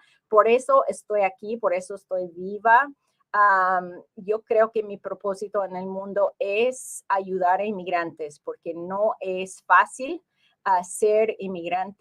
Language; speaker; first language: Spanish; early bilingual, heritage; English